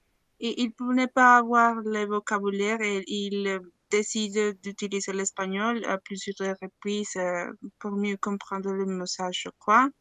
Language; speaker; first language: French; non-native, learner; Spanish